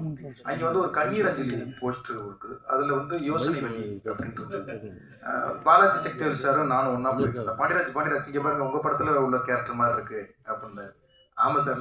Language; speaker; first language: Tamil; native; Tamil